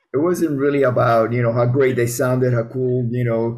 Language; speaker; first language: English; early bilingual, other home language; Spanish